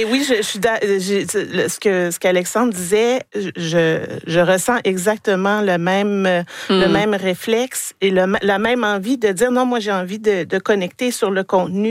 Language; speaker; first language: French; native; French